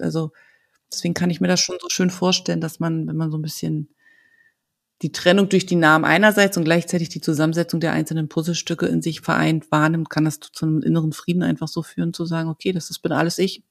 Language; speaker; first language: German; native; German